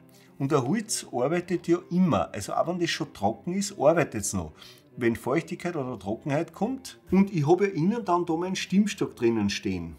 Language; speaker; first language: German; native; German